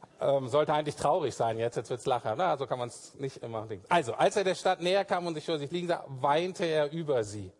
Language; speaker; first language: German; native; German